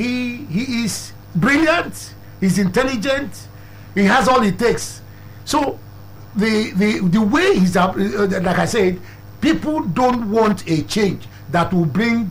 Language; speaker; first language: English; non-native, local second language; Igbo